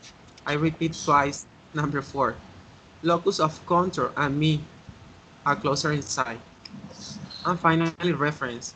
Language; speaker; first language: English; non-native, learner; Spanish